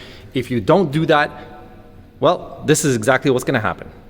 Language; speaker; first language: English; native; English